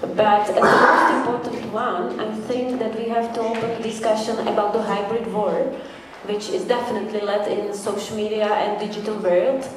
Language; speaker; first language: English; non-native, fluent; Czech